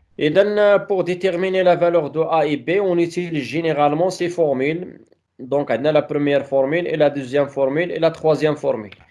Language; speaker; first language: French; non-native, local second language; Arabic